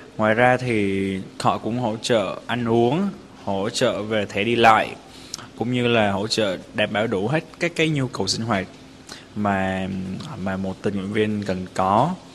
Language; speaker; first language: Vietnamese; native; Vietnamese